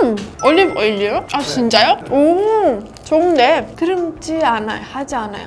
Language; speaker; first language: Korean; non-native, fluent; Persian